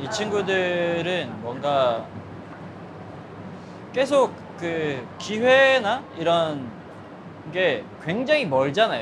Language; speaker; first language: Korean; native; Korean